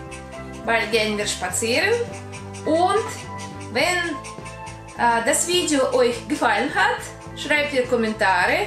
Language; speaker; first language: German; non-native, learner; Russian